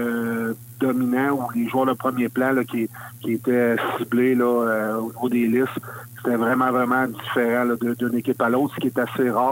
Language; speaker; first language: French; native; French